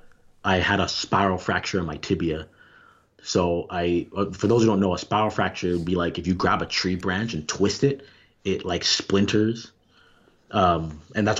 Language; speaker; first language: English; native; English